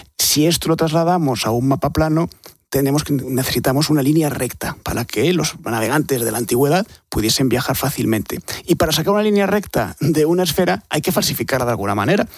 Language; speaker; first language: Spanish; native; Spanish